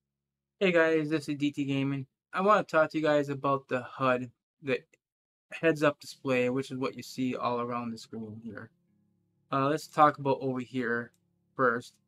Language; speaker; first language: English; native; English